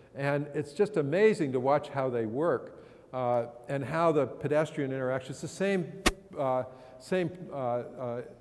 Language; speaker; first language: English; native; English